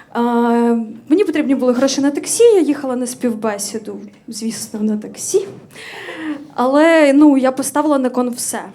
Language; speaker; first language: Ukrainian; native; Ukrainian